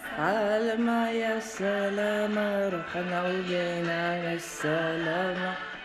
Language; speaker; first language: Italian; non-native, fluent; Arabic